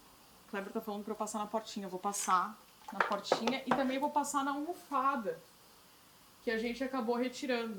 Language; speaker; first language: Portuguese; native; Portuguese